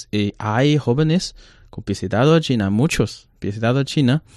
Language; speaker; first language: Spanish; non-native, learner; Chinese